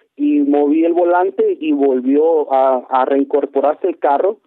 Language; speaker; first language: Spanish; native; Spanish